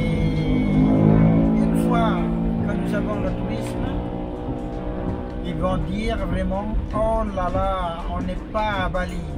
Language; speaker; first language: French; non-native, fluent; Indonesian